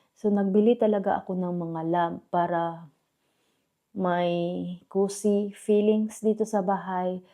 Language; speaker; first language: Filipino; non-native, local second language; Cebuano